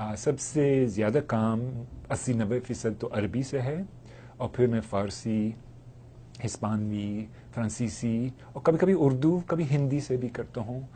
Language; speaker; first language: Urdu; non-native, fluent; English